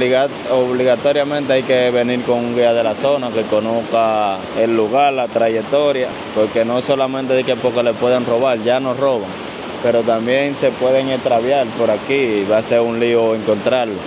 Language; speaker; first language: Spanish; native; Spanish